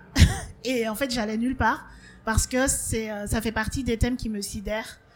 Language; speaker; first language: French; native; French